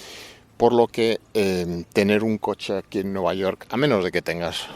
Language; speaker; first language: Spanish; native; Spanish